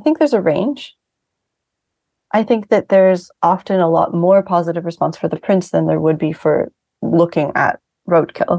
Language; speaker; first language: English; native; English